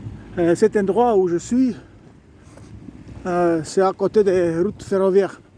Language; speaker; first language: French; non-native, learner; Estonian